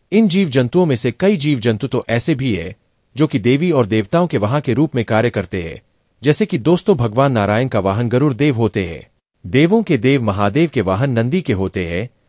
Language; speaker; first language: Hindi; non-native, local second language; Gujarati